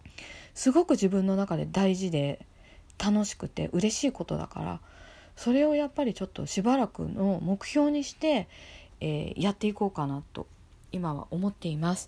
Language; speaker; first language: Japanese; native; Japanese